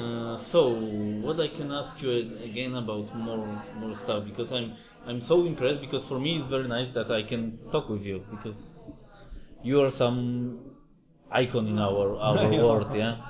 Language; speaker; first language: English; non-native, fluent; Polish